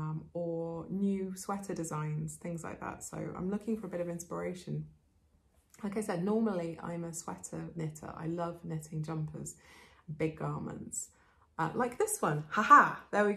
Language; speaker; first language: English; native; English